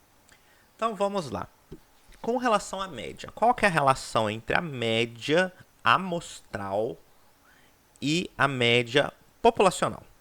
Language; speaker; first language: Portuguese; native; Portuguese